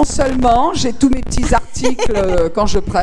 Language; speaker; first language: French; native; French